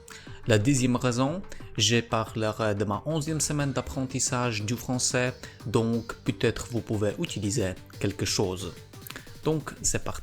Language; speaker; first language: French; non-native, learner; Polish